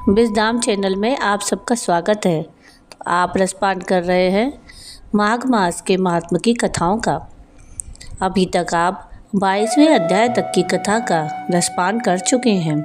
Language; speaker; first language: Hindi; native; Hindi